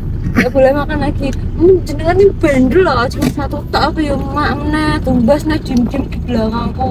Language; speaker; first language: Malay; non-native, local second language; Javanese